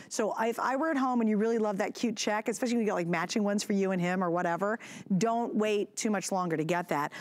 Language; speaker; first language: English; native; English